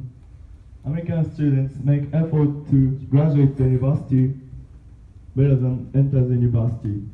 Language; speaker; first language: English; non-native, learner; Japanese